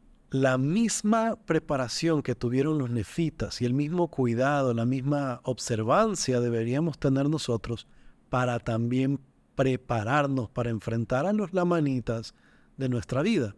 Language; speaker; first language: Spanish; native; Spanish